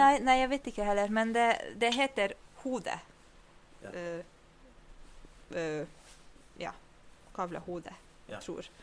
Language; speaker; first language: Norwegian; non-native, fluent; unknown